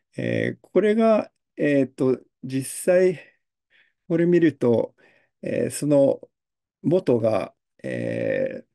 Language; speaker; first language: Japanese; early bilingual, heritage; Japanese